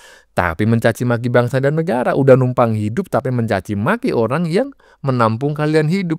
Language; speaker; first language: Indonesian; native; Indonesian